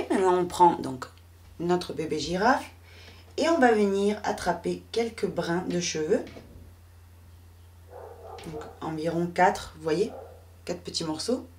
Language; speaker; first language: French; native; French